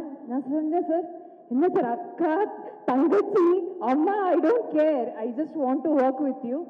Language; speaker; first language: Tamil; non-native, local second language; Malayalam